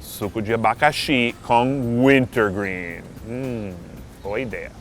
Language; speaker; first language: Portuguese; non-native, fluent; English